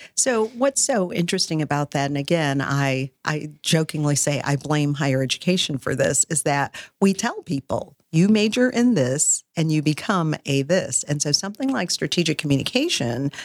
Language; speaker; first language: English; native; English